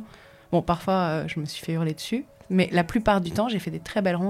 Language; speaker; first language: French; native; French